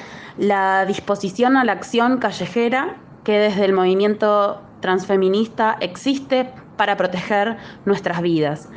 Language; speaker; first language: Spanish; native; Spanish